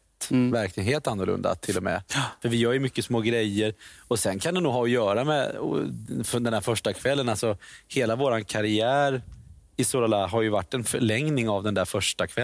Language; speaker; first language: Swedish; native; Swedish